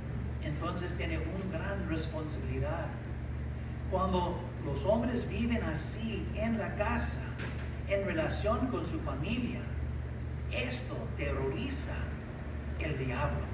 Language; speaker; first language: Spanish; early bilingual, heritage; English